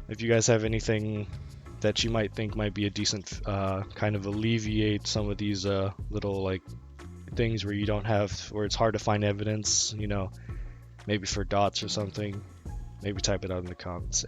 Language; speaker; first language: English; native; English